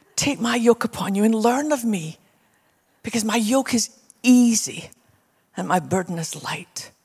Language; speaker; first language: English; native; English